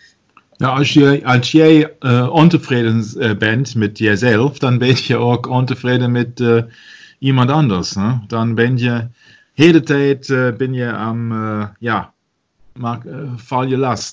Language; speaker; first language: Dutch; non-native, learner; German